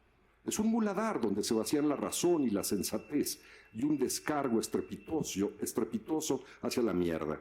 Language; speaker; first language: Spanish; native; Spanish